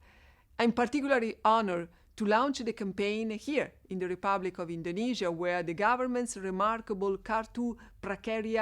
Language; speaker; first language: English; non-native, fluent; Italian